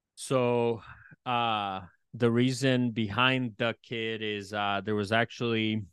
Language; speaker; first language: English; early bilingual, other home language; Spanish